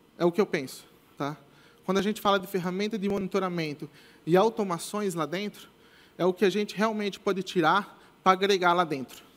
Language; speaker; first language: Portuguese; native; Portuguese